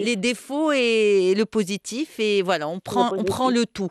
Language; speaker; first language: French; non-native, local second language; Arabic